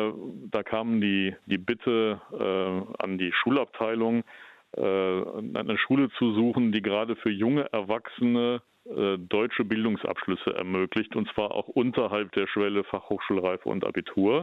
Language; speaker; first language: German; native; German